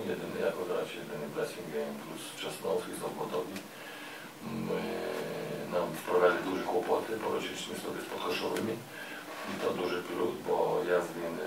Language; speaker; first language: Polish; non-native, fluent; Lithuanian